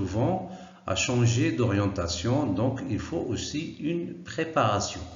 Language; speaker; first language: French; non-native, local second language; Arabic